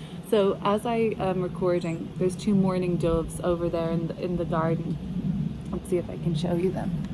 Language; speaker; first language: English; native; English